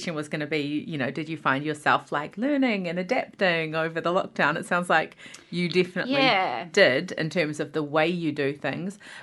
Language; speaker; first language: English; native; English